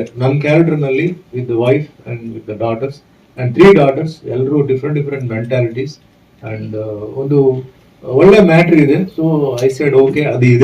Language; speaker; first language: Kannada; non-native, fluent; Tulu